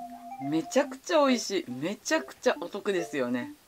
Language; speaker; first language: Japanese; native; Japanese